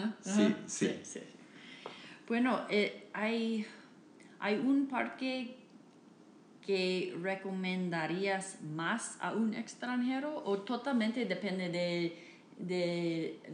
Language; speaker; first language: Spanish; non-native, fluent; English